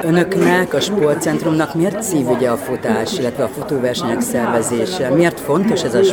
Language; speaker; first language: Hungarian; native; Hungarian